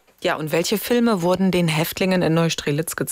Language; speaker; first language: German; native; German